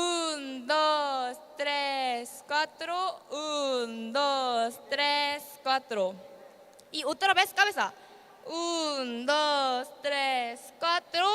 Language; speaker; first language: Spanish; non-native, learner; Korean